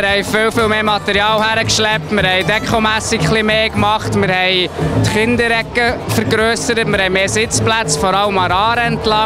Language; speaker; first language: German; native; German